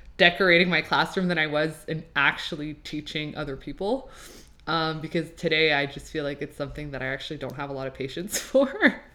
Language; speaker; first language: English; non-native, fluent; French